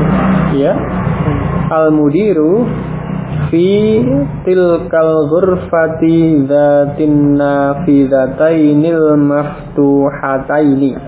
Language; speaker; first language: Arabic; non-native, fluent; Indonesian